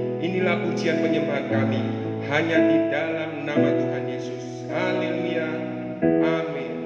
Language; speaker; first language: Malay; native; Malay